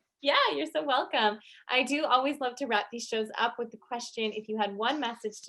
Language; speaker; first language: English; native; English